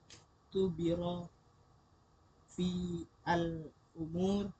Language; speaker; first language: Arabic; non-native, learner; Indonesian